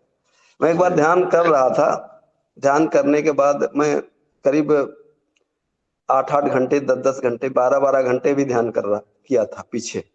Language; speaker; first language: Hindi; native; Hindi